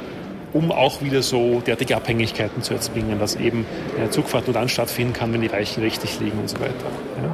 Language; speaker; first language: German; native; German